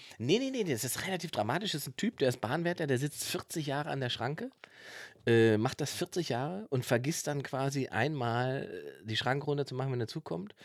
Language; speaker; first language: German; native; German